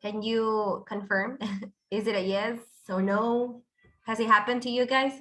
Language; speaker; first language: English; non-native, fluent; Spanish